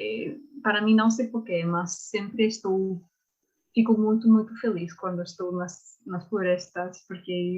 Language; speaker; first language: Portuguese; non-native, learner; English